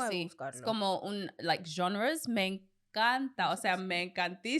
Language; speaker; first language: Spanish; non-native, learner; English